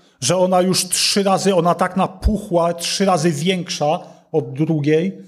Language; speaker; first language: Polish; non-native, learner; Russian